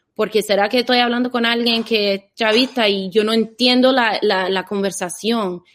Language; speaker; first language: Spanish; non-native, fluent; English